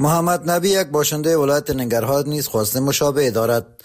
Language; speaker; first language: Persian; native; Persian